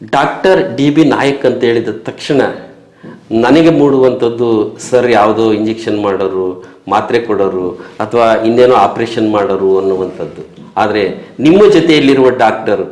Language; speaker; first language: Kannada; native; Kannada